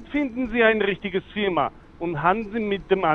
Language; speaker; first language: German; non-native, fluent; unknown